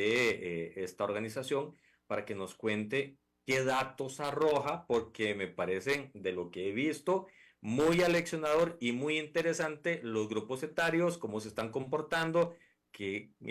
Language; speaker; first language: Spanish; native; Spanish